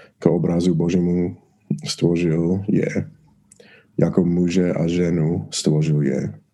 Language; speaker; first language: Czech; non-native, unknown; English